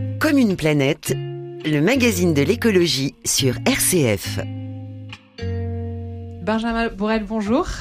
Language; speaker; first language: French; native; French